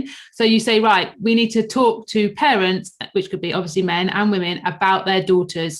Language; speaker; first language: English; native; English